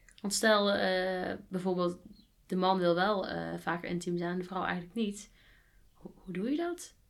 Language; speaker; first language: Dutch; native; Dutch